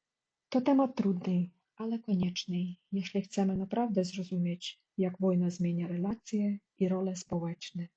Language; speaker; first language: Polish; non-native, fluent; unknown